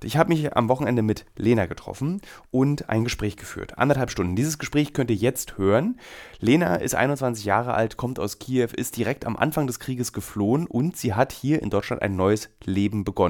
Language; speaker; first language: German; native; German